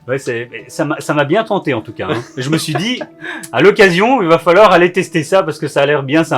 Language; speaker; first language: French; native; French